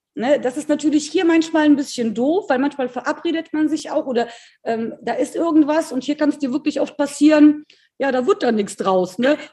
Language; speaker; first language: German; early bilingual, other home language; Polish